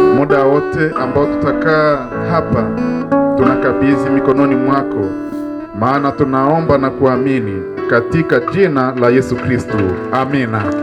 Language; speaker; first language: Swahili; non-native, local second language; Nande